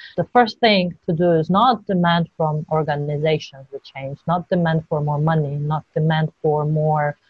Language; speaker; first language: English; non-native, fluent; Georgian